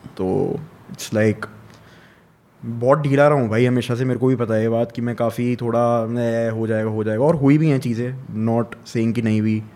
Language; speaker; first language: Hindi; native; Hindi